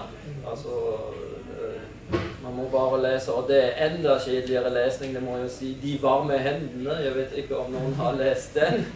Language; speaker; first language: Norwegian; non-native, fluent; German